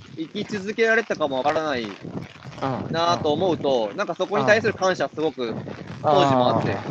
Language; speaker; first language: Japanese; native; Japanese